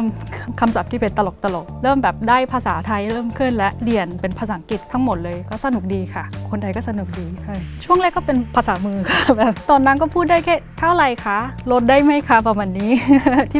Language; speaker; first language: Thai; non-native, fluent; Korean